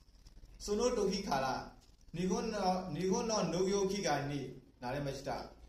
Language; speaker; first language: Japanese; non-native, learner; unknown